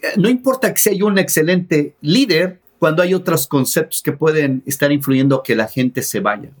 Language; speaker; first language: Spanish; native; Spanish